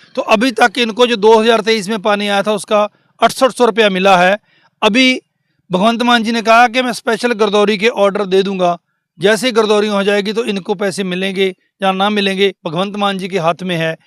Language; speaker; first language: Hindi; non-native, local second language; Punjabi